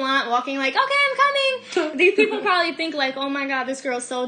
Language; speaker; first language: English; non-native, fluent; Albanian